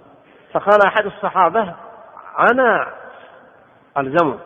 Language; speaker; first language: Arabic; native; Arabic